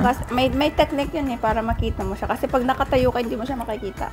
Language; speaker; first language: Filipino; native; Filipino